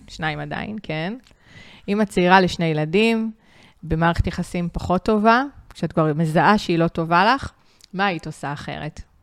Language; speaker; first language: Hebrew; native; Hebrew